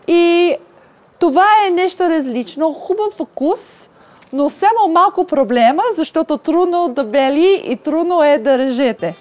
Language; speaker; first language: Bulgarian; non-native, learner; English